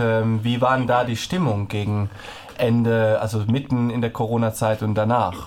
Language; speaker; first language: German; native; German